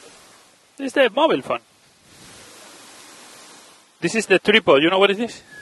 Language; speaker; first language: English; non-native, learner; Spanish